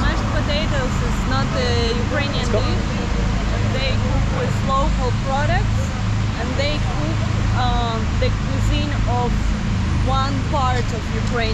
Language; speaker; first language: English; non-native, fluent; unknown